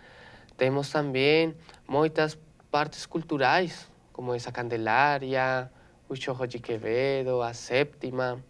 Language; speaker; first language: Portuguese; non-native, learner; Spanish